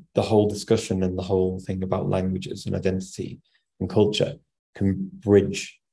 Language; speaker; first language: English; native; English